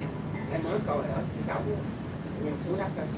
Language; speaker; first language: Vietnamese; native; Vietnamese